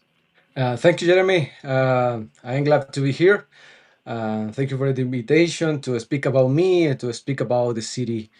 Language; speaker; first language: English; non-native, local second language; Spanish